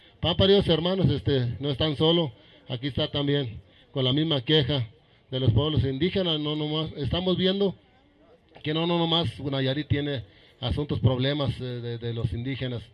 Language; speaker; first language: Spanish; non-native, local second language; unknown